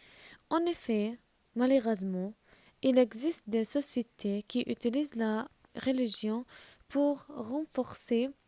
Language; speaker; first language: French; non-native, learner; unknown